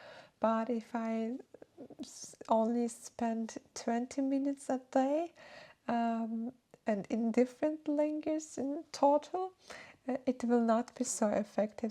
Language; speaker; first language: English; non-native, fluent; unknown